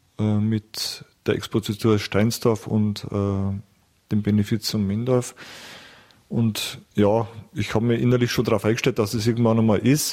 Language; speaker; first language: German; native; German